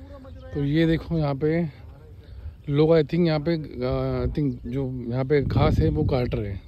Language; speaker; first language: Hindi; native; Hindi